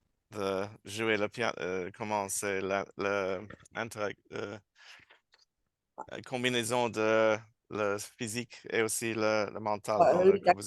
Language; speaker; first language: French; non-native, learner; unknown